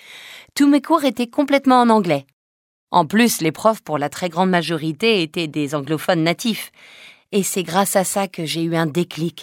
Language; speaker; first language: French; native; French